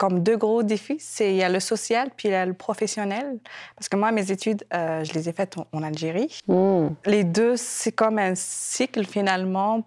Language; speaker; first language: French; non-native, local second language; Kabyle